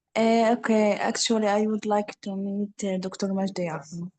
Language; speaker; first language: English; non-native, learner; Arabic